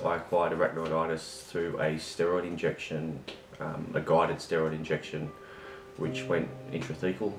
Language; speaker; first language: English; native; English